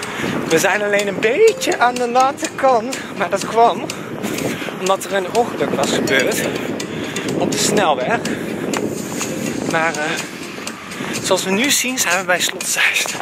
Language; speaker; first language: Dutch; native; Dutch